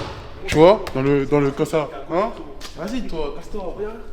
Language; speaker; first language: French; native; French